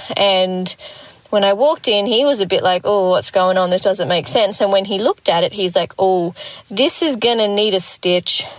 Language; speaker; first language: English; native; English